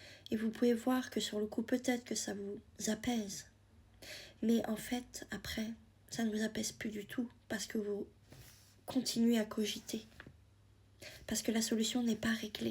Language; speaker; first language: French; native; French